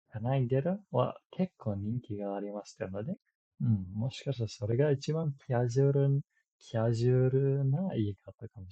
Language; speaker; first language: Japanese; non-native, fluent; English